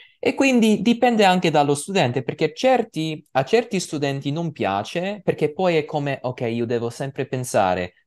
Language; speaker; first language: Italian; non-native, fluent; English